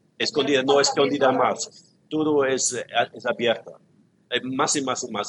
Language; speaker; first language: Spanish; non-native, learner; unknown